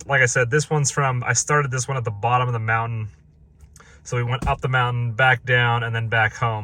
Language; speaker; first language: English; native; English